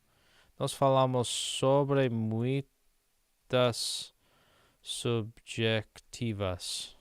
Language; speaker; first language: Portuguese; non-native, learner; English